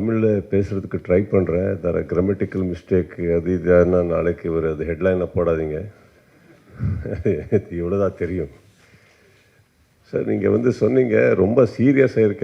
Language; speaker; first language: Tamil; non-native, learner; Kannada